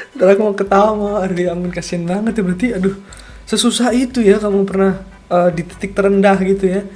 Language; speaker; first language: Indonesian; native; Indonesian